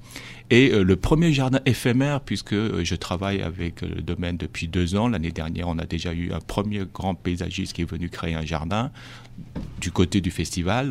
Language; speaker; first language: French; non-native, fluent; Chinese